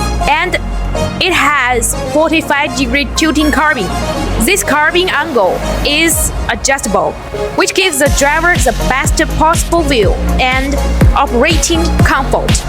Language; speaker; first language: English; non-native, learner; Chinese